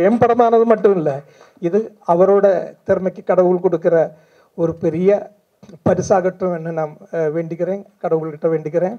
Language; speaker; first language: Tamil; non-native, fluent; Malayalam